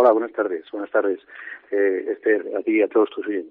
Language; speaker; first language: Spanish; native; Spanish